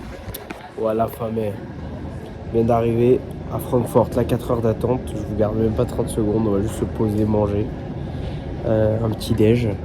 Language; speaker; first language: French; native; French